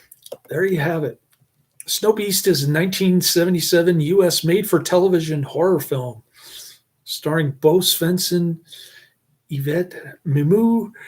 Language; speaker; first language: English; native; English